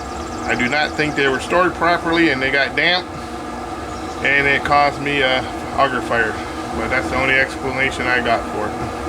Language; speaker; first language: English; native; English